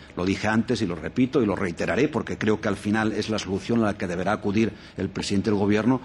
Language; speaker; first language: Spanish; native; Spanish